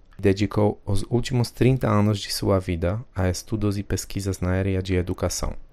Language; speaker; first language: Portuguese; non-native, fluent; Polish